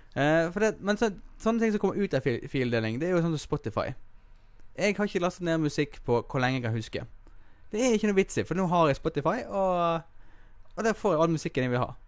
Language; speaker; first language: Norwegian; native; Norwegian